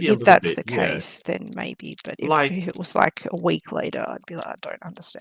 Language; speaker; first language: English; native; English